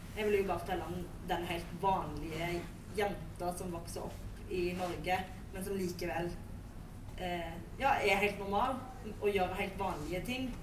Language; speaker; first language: Norwegian; early bilingual, other home language; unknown